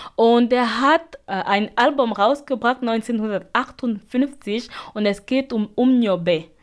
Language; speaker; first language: German; non-native, fluent; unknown